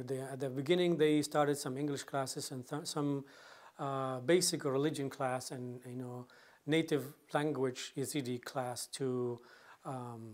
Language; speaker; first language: English; non-native, fluent; Kurdish